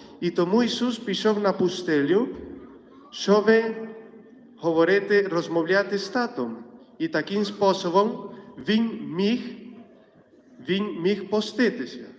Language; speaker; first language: Ukrainian; non-native, fluent; Polish